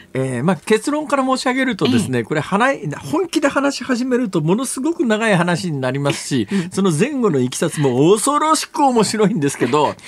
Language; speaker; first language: Japanese; native; Japanese